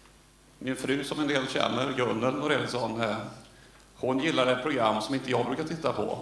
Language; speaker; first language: Swedish; native; Swedish